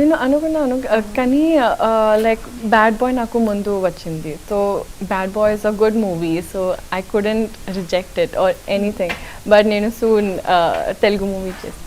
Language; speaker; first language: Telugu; non-native, local second language; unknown